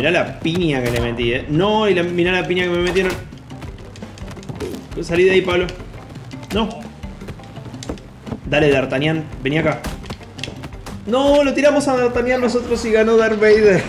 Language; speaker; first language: Spanish; native; Spanish